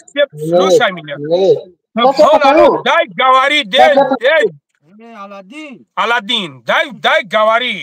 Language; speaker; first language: Russian; non-native, learner; Tajik